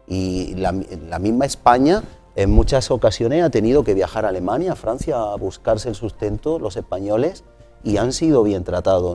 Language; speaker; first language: Spanish; native; Spanish